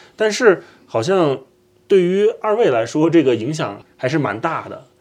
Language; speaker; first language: Chinese; native; Chinese